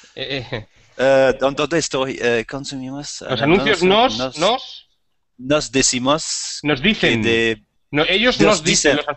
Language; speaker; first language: Spanish; non-native, learner; French